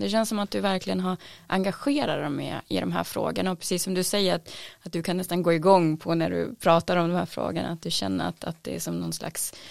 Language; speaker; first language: Swedish; native; Swedish